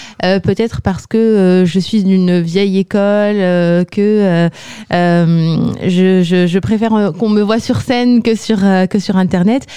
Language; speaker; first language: French; non-native, local second language; Kabyle